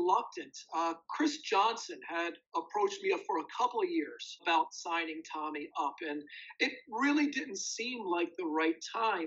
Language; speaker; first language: English; native; English